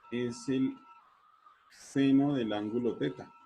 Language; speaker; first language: Spanish; native; Spanish